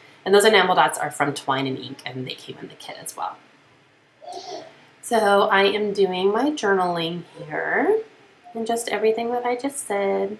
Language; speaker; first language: English; native; English